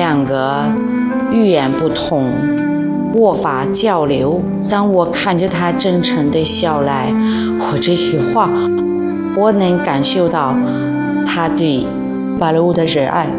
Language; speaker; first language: Chinese; non-native, fluent; Russian